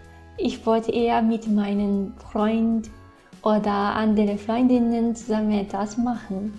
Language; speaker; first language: German; non-native, fluent; Japanese